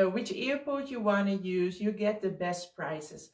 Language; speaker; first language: English; non-native, fluent; Dutch